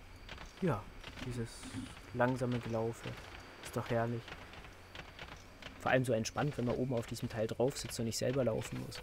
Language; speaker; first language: German; native; German